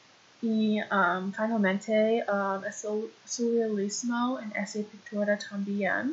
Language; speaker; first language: Spanish; non-native, learner; English